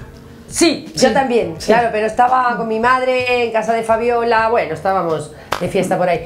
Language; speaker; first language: Spanish; native; Spanish